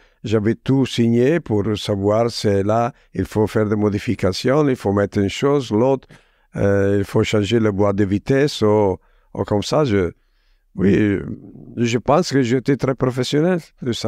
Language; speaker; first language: French; non-native, fluent; Italian